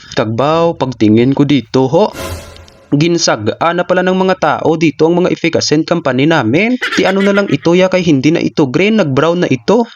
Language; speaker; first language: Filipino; non-native, local second language; Hiligaynon